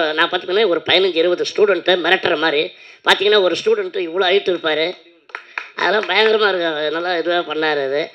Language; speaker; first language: Tamil; native; Tamil